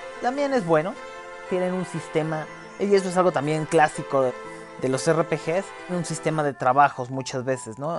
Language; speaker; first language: Spanish; native; Spanish